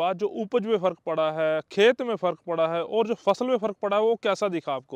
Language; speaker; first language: Hindi; non-native, local second language; Punjabi